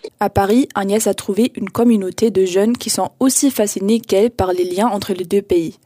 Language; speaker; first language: French; native; French